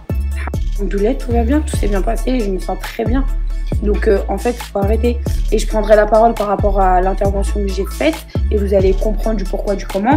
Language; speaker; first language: French; native; French